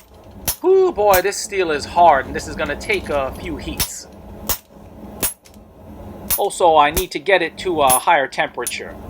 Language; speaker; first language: English; native; English